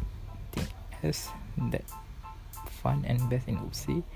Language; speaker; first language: English; non-native, learner; Malay